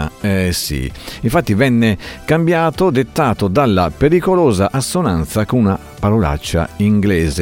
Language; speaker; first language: Italian; native; Italian